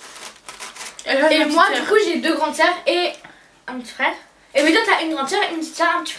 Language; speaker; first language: French; native; French